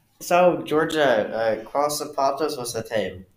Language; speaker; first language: Portuguese; non-native, learner; English